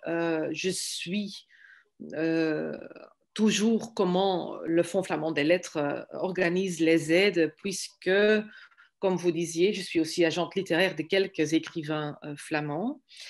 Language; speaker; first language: French; non-native, fluent; Dutch